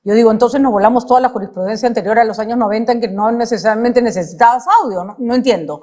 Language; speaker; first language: Spanish; native; Spanish